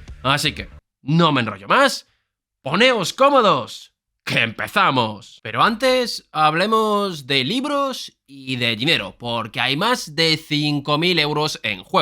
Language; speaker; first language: Spanish; native; Spanish